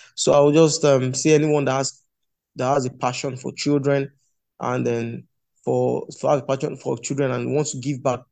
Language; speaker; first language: English; non-native, local second language; Yoruba